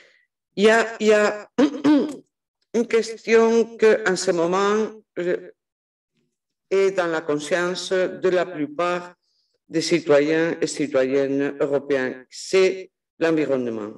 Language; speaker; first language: French; non-native, fluent; Spanish